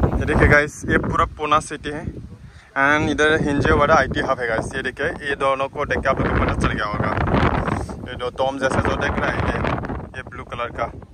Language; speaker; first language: Hindi; non-native, local second language; Bodo